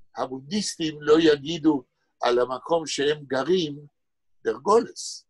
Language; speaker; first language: Hebrew; non-native, fluent; Yiddish